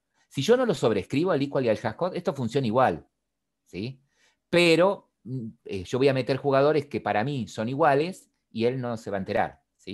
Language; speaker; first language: Spanish; native; Spanish